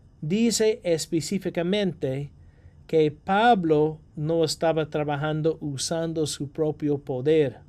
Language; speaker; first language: Spanish; non-native, fluent; English